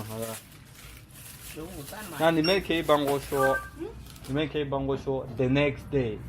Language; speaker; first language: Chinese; non-native, learner; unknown